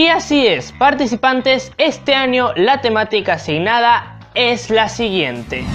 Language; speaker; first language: Spanish; native; Spanish